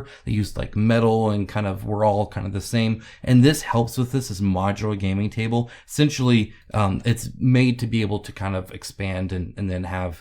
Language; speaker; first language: English; native; English